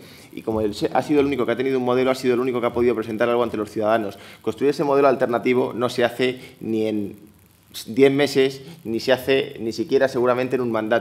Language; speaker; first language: Spanish; native; Spanish